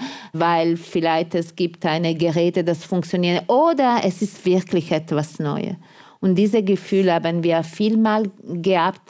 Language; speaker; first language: German; non-native, fluent; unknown